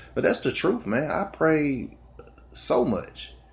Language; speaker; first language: English; native; English